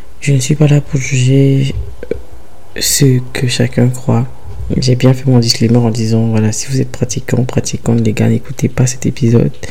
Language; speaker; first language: French; early bilingual, other home language; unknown